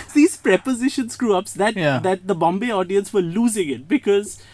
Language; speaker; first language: English; non-native, local second language; Bangla